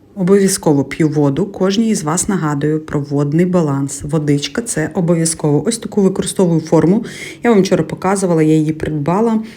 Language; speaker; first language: Ukrainian; native; Ukrainian